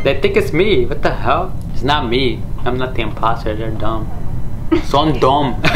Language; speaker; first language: English; early bilingual, other home language; Spanish